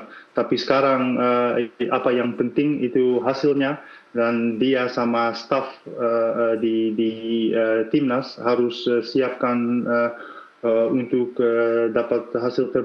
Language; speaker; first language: Indonesian; non-native, fluent; Dutch